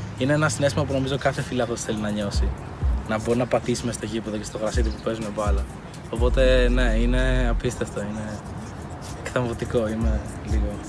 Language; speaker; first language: Greek; native; Greek